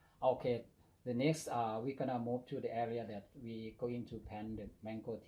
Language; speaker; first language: English; non-native, learner; Thai